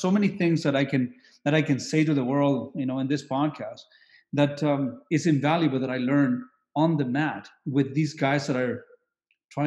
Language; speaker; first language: English; non-native, fluent; Spanish